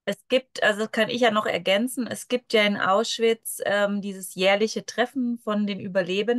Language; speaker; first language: German; native; German